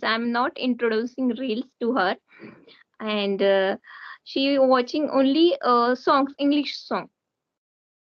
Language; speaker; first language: English; non-native, learner; Hindi